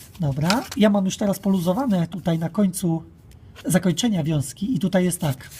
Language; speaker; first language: Polish; native; Polish